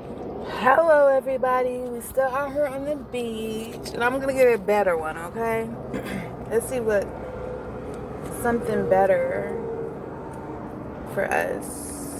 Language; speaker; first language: English; native; English